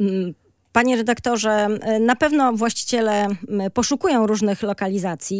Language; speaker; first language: Polish; native; Polish